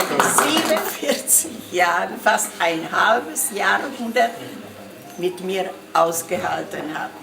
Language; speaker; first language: German; non-native, fluent; Bulgarian